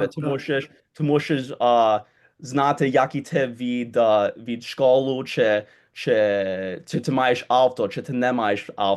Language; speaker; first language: Ukrainian; early bilingual, heritage; Ukrainian